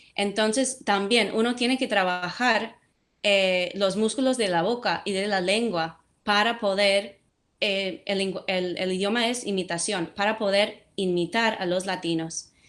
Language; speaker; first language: Spanish; non-native, fluent; English